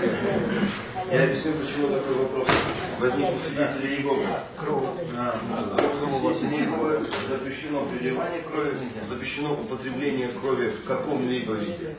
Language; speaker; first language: Russian; native; Russian